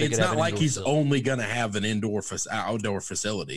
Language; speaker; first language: English; native; English